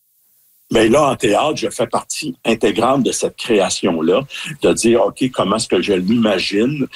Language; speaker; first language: French; native; French